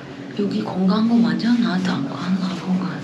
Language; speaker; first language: Korean; non-native, learner; Turkish